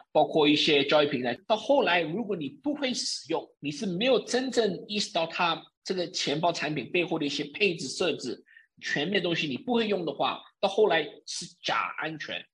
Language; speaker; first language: Chinese; early bilingual, heritage; Chinese